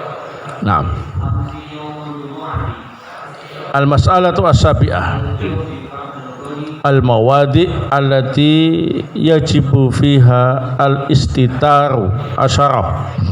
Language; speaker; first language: Arabic; non-native, fluent; Indonesian